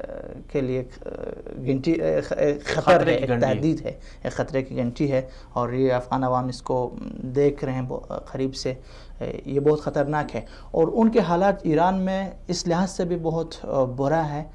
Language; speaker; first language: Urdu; non-native, fluent; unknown